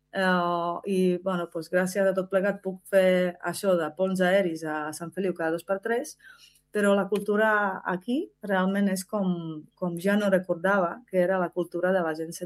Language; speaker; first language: Catalan; non-native, fluent; Slovak